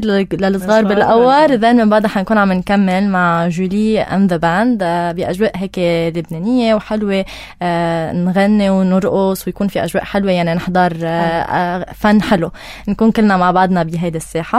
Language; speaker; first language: Arabic; native; Arabic